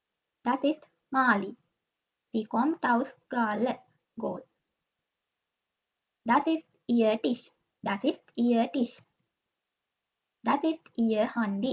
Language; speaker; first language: German; non-native, learner; Sinhala